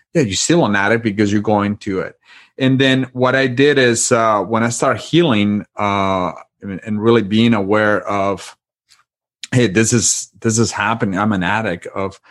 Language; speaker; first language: English; non-native, fluent; Spanish